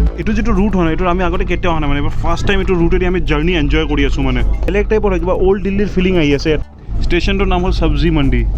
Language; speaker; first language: Assamese; native; Assamese